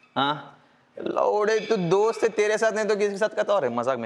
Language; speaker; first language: Hindi; non-native, local second language; Telugu